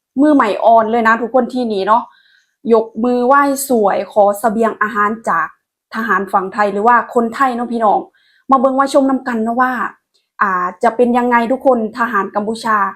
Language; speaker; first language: Thai; non-native, local second language; Lao